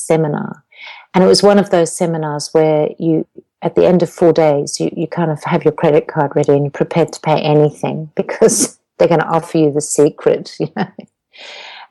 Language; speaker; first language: English; native; English